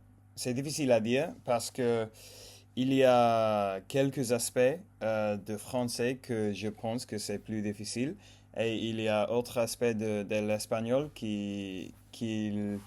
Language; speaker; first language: French; non-native, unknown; English